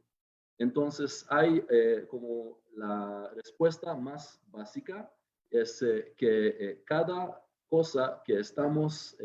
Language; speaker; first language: Spanish; non-native, fluent; Hebrew